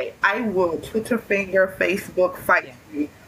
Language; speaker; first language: English; native; English